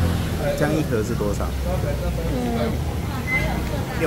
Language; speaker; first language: Chinese; native; Chinese